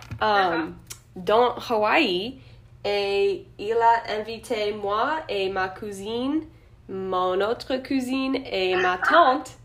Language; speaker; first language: French; non-native, learner; English